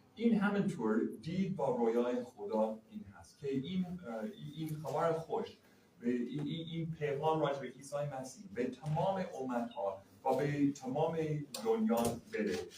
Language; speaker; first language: Persian; non-native, fluent; English